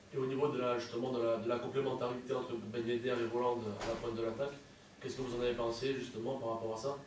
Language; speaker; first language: French; native; French